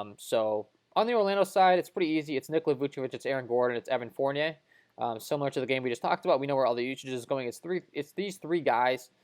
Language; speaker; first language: English; native; English